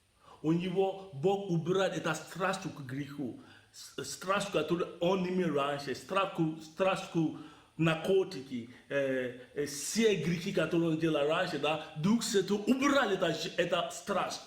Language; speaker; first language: Russian; non-native, learner; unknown